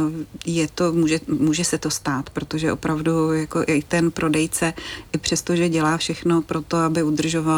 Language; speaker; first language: Czech; native; Czech